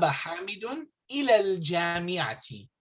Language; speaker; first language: Arabic; non-native, fluent; English